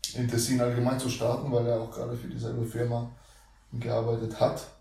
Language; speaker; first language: German; early bilingual, other home language; Russian